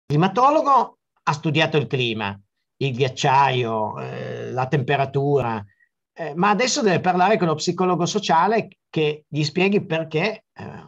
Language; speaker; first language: Italian; native; Italian